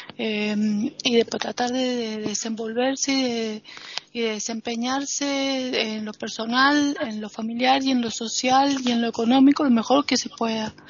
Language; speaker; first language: Spanish; native; Spanish